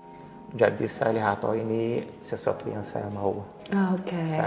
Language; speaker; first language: Indonesian; non-native, learner; Portuguese